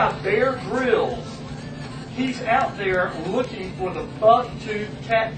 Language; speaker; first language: English; native; English